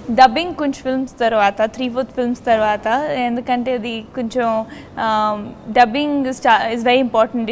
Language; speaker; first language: Telugu; non-native, learner; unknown